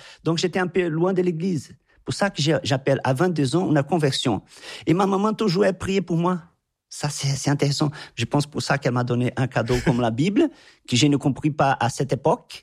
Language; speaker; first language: French; non-native, fluent; Portuguese